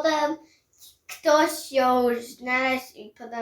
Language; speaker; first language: Polish; early bilingual, heritage; Samoan